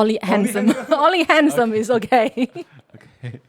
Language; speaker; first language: English; non-native, learner; Thai